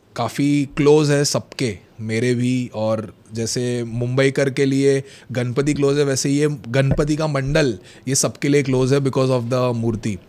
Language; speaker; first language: Hindi; non-native, local second language; Marathi